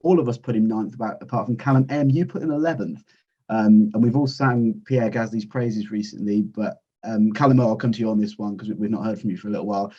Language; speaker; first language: English; native; English